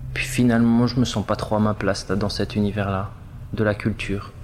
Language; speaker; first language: French; native; French